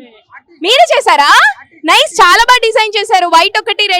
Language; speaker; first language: Telugu; native; Telugu